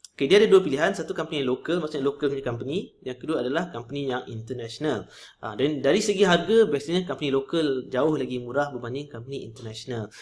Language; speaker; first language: Malay; native; Malay